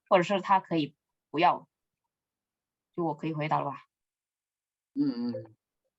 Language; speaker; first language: Chinese; non-native, fluent; Indonesian